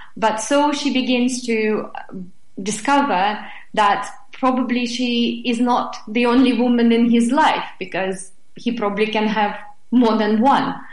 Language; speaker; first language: English; non-native, fluent; Russian